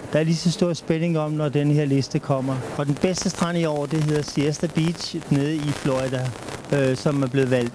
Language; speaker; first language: Danish; native; Danish